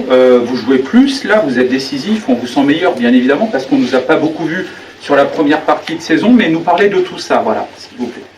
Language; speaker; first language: French; native; French